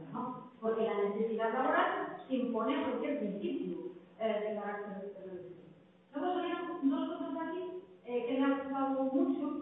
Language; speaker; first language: Spanish; native; Spanish